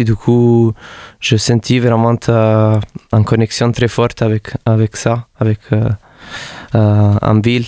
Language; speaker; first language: French; non-native, fluent; Italian